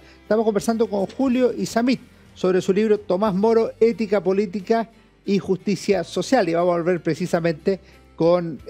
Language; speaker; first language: Spanish; native; Spanish